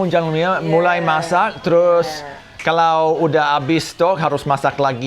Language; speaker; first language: Indonesian; non-native, fluent; English